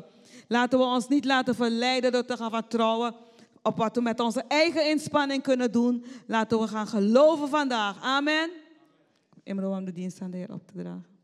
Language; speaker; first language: Dutch; native; Dutch